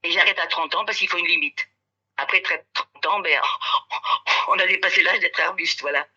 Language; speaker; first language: French; native; French